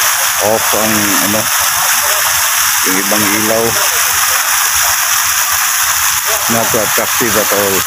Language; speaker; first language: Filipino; non-native, local second language; Cebuano